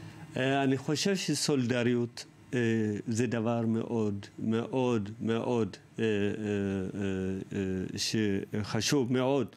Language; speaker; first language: Hebrew; early bilingual, other home language; Amharic